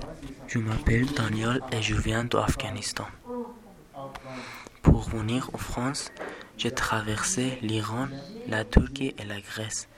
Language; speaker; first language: French; non-native, learner; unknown